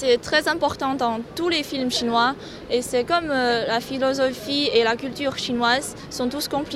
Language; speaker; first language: French; non-native, fluent; Chinese